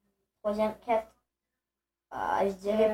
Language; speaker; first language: French; native; French